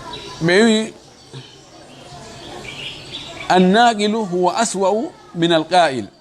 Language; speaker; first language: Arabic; non-native, fluent; Fula